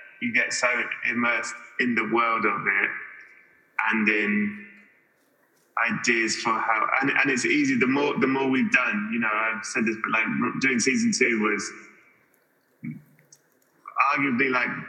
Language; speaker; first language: English; native; English